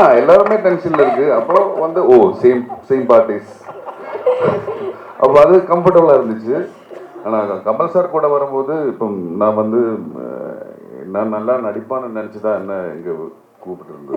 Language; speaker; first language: Tamil; non-native, learner; Malayalam